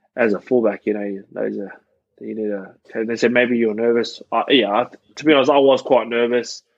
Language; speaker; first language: English; native; English